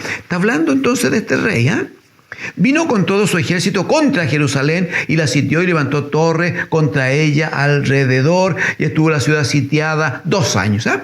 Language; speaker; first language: Spanish; native; Spanish